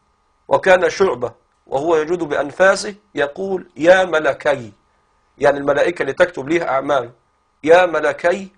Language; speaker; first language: Arabic; native; Arabic